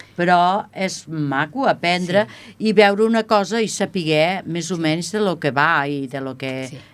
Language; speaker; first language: Catalan; non-native, local second language; Spanish